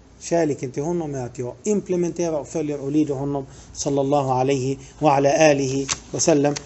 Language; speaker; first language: Swedish; non-native, fluent; Arabic